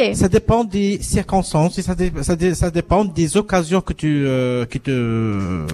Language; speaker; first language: French; non-native, local second language; Arabic